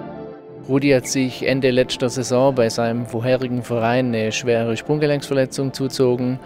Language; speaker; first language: German; native; German